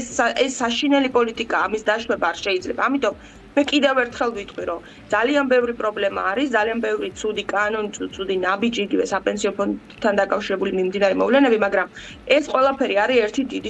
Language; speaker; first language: Georgian; native; Georgian